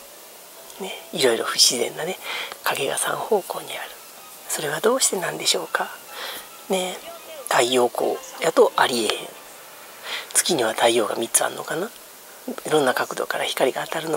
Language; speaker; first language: Japanese; native; Japanese